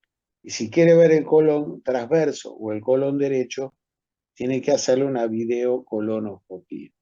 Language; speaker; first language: Spanish; native; Spanish